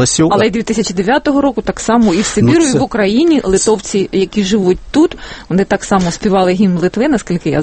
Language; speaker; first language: Ukrainian; native; Ukrainian